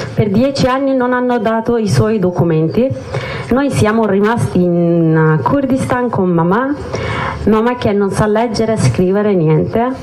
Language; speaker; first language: Italian; non-native, learner; Kurdish